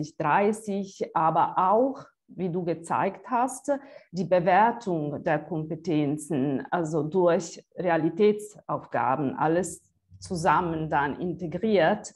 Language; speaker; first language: German; non-native, fluent; Italian